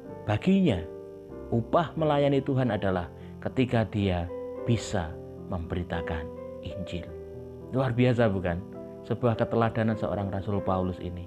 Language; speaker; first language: Indonesian; native; Indonesian